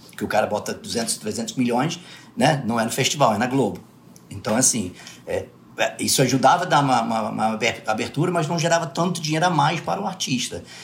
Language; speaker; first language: Portuguese; early bilingual, other home language; English